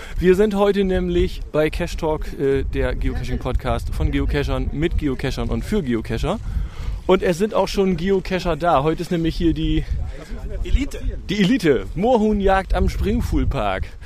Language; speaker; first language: German; native; German